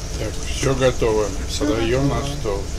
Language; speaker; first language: Russian; native; Russian